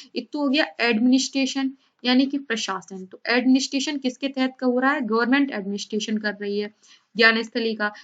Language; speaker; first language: Hindi; native; Hindi